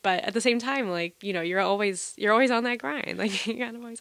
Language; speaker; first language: English; native; English